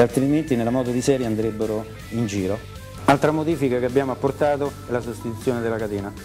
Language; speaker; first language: Italian; native; Italian